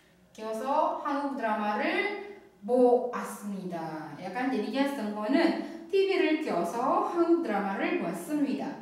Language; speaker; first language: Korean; non-native, fluent; Indonesian